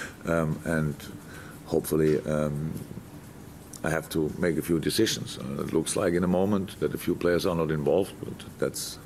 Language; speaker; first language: English; non-native, fluent; German